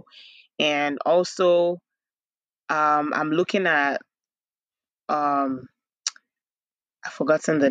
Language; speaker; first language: English; non-native, local second language; Igbo